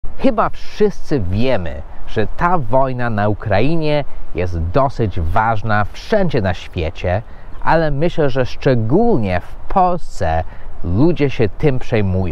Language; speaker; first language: Polish; non-native, fluent; English